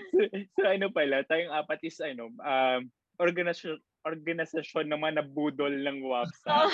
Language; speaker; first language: Filipino; native; Filipino